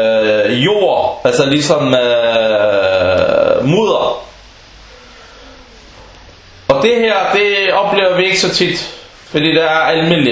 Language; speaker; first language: Danish; non-native, fluent; Arabic